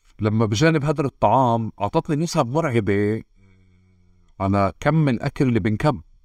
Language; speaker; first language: Arabic; native; Arabic